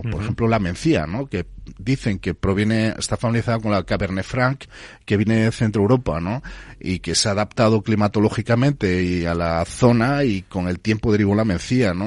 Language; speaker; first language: Spanish; native; Spanish